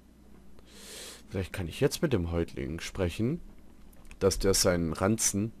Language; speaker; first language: German; native; German